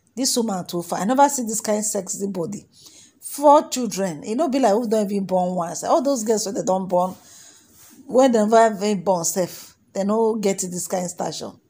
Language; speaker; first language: Nigerian Pidgin; native; Nigerian Pidgin